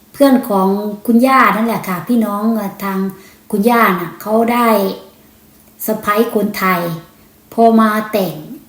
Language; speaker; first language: Thai; native; Thai